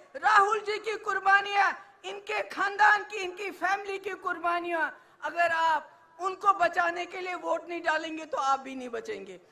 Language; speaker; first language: Hindi; native; Hindi